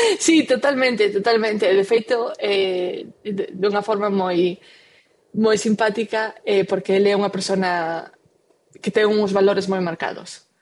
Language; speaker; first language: Galician; non-native, local second language; Spanish